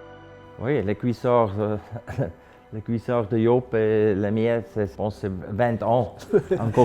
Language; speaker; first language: French; non-native, local second language; German